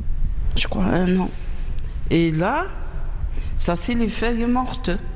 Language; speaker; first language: French; non-native, learner; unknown